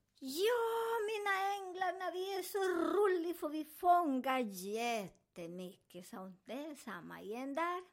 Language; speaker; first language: Swedish; non-native, fluent; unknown